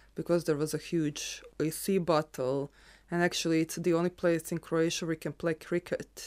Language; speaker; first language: English; non-native, fluent; Serbian